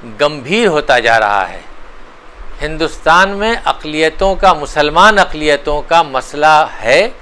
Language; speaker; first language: Hindi; native; Hindi